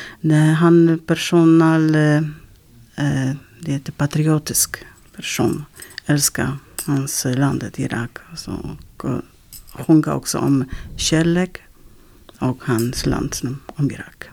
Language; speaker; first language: Swedish; non-native, learner; Arabic